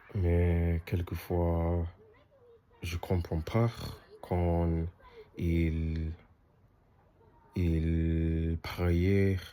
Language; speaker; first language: French; non-native, learner; English